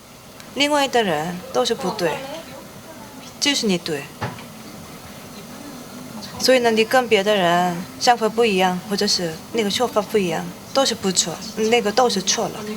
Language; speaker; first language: Chinese; non-native, learner; Korean